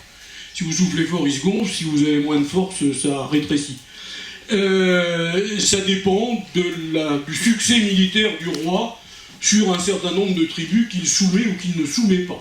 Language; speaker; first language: French; native; French